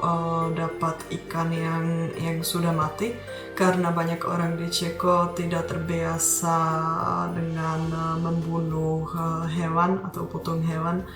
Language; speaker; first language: Indonesian; non-native, fluent; Czech